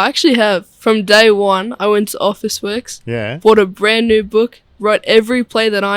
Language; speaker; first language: English; native; English